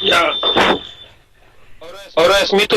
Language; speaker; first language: Spanish; non-native, learner; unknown